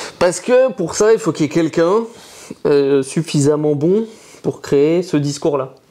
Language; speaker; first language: French; native; French